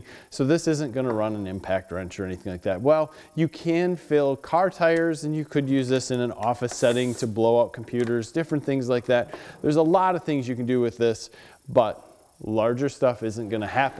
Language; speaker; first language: English; native; English